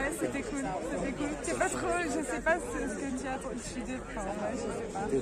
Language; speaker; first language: French; native; French